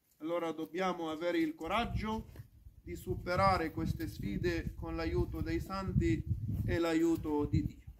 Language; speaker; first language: Italian; non-native, fluent; Arabic